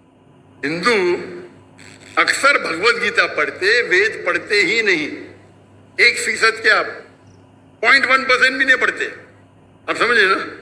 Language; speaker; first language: Hindi; non-native, local second language; Konkani